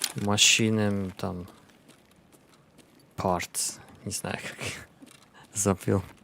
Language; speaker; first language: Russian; non-native, learner; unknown